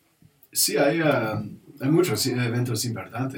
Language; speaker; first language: Spanish; non-native, learner; English